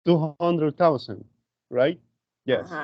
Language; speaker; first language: English; non-native, learner; Spanish